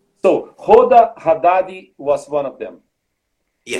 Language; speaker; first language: English; non-native, fluent; Portuguese